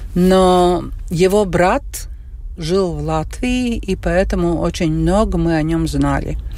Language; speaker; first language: Russian; non-native, local second language; Latvian